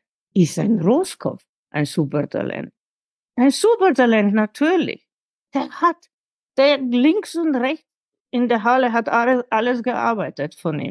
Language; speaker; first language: German; non-native, fluent; Slovenian